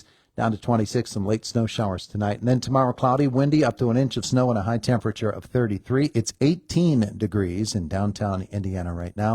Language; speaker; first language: English; native; English